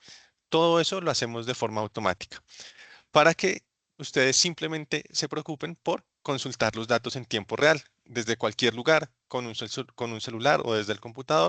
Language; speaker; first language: Spanish; native; Spanish